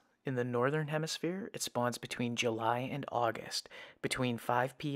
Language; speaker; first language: English; native; English